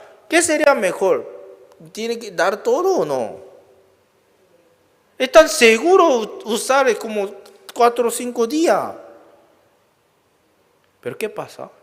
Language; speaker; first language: Spanish; non-native, learner; Korean